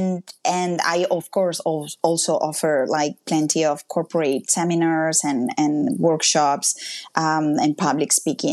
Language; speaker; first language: English; non-native, fluent; Spanish